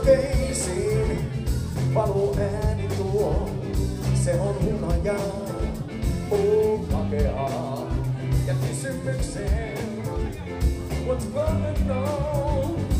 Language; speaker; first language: Finnish; native; Finnish